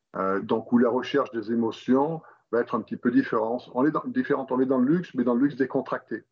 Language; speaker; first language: French; native; French